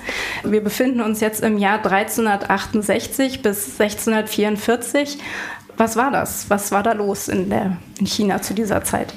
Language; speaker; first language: German; native; German